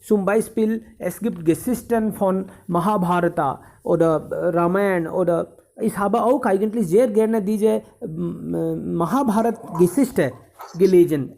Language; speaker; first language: German; non-native, fluent; Hindi